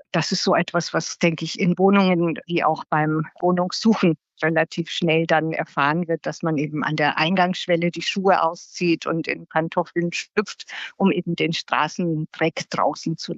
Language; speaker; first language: German; native; German